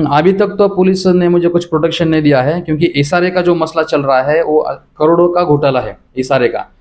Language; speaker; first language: Hindi; non-native, local second language; Marathi